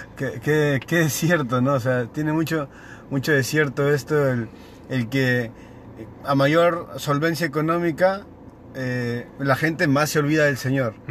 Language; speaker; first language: Spanish; native; Spanish